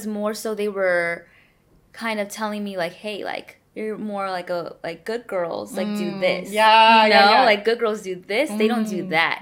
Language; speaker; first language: English; early bilingual, other home language; Spanish